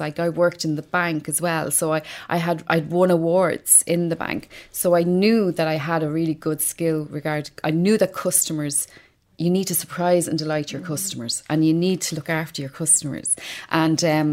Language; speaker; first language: English; native; English